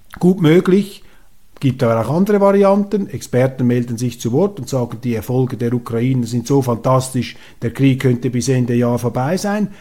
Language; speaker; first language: German; native; German